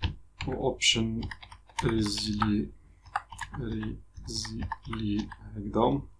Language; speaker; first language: Arabic; native; Arabic